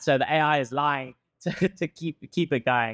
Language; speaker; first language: English; native; English